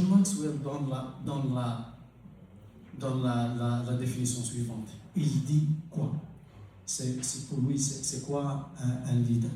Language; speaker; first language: French; non-native, local second language; Arabic